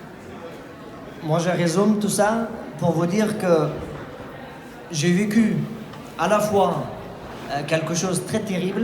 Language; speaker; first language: French; non-native, fluent; Persian